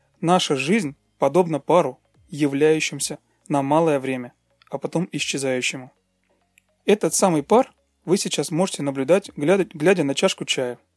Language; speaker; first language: Russian; native; Russian